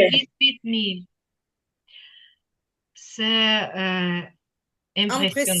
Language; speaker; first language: French; non-native, fluent; Ukrainian